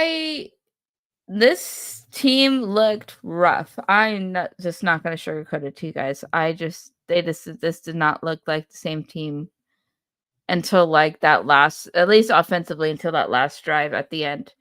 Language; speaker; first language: English; native; English